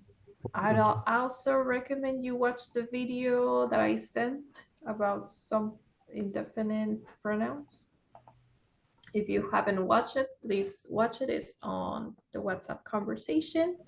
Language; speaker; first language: English; non-native, fluent; Spanish